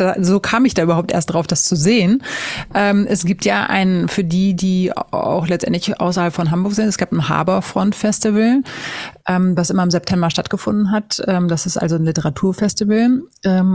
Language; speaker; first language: German; native; German